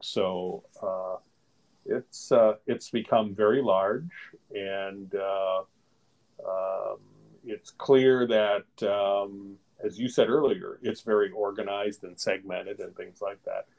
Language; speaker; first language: English; native; English